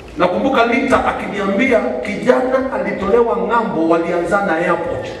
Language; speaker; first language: Swahili; non-native, local second language; Kamba